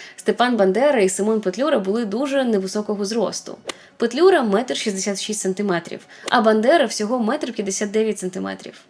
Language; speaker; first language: Ukrainian; non-native, local second language; Russian